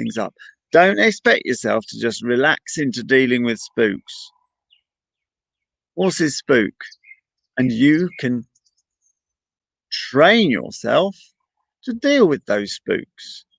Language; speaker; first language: English; native; English